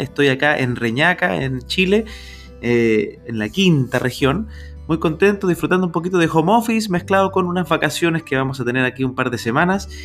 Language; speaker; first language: Spanish; native; Spanish